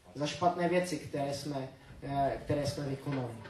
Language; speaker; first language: Czech; native; Czech